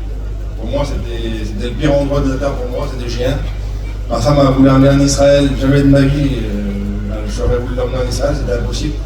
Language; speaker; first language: French; native; French